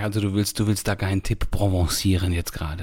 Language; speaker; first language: German; native; German